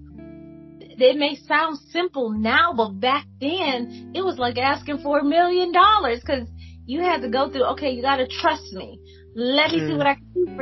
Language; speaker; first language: English; native; English